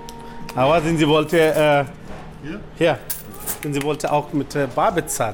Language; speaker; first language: German; non-native, learner; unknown